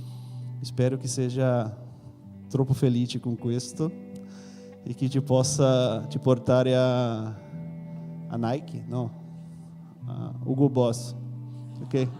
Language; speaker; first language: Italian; non-native, learner; Portuguese